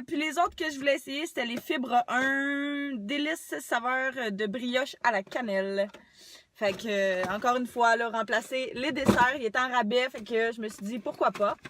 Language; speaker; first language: French; native; French